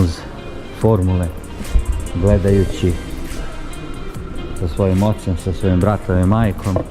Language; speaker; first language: Serbian; native; Serbian